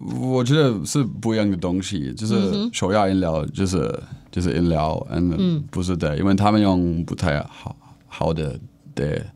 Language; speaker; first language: Chinese; non-native, learner; Czech